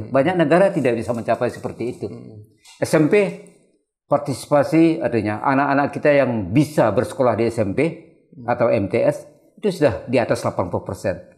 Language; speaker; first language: Indonesian; non-native, local second language; Malay